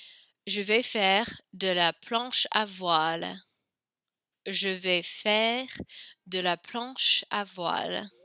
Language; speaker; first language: French; non-native, fluent; English